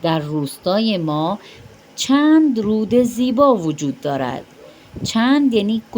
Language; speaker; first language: Persian; non-native, fluent; Urdu